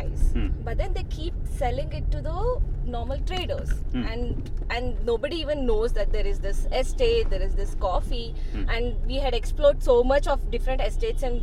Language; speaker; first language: English; non-native, local second language; Kannada